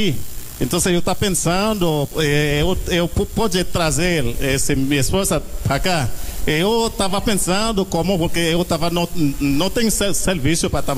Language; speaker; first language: Portuguese; non-native, learner; Haitian Creole